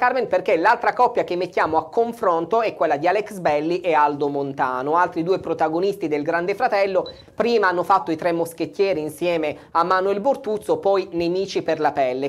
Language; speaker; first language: Italian; native; Italian